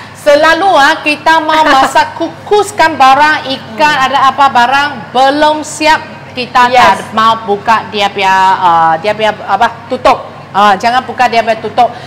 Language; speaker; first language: Malay; non-native, local second language; Min Nan Chinese